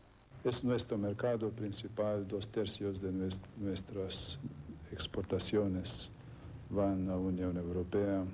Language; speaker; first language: Spanish; non-native, fluent; Slovenian